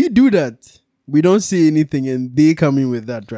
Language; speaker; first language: English; non-native, local second language; Akan